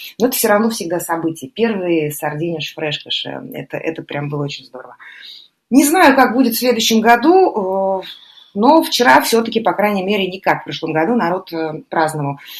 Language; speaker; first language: Russian; native; Russian